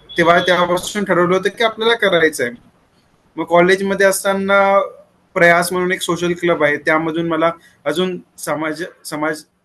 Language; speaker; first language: Marathi; native; Marathi